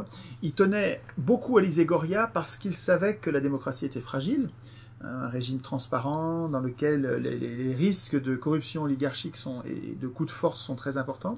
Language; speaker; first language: French; native; French